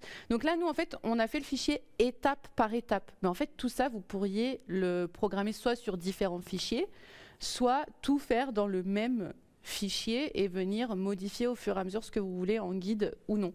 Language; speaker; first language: French; native; French